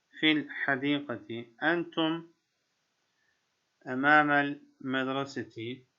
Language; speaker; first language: Arabic; non-native, fluent; Turkish